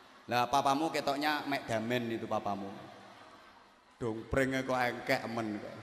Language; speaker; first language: Malay; non-native, local second language; Javanese